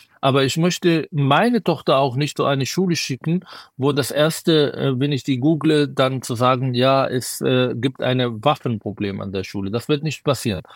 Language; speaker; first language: German; non-native, fluent; Arabic